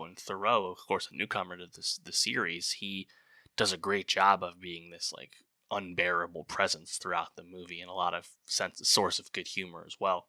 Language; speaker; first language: English; native; English